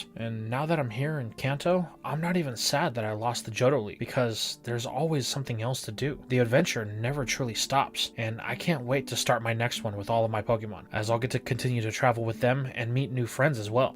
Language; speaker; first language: English; native; English